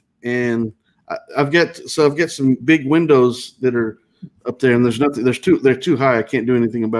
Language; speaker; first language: English; native; English